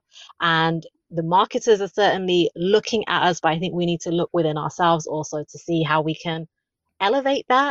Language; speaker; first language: English; native; English